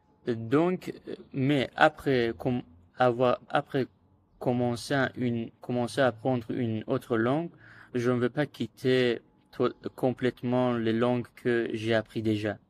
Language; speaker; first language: French; non-native, learner; Azerbaijani